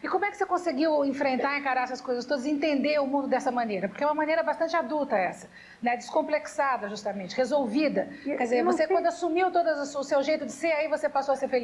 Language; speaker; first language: Portuguese; native; Portuguese